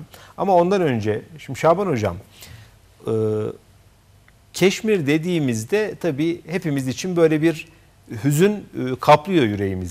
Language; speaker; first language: Turkish; native; Turkish